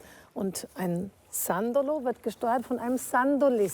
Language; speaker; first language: German; native; German